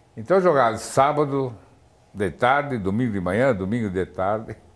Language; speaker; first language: Portuguese; native; Portuguese